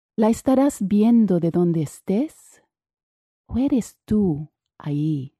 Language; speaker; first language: Spanish; early bilingual, other home language; English